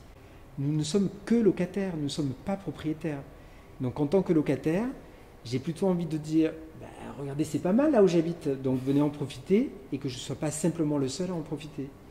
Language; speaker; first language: French; native; French